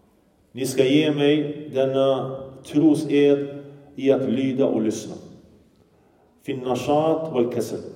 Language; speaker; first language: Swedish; early bilingual, other home language; Arabic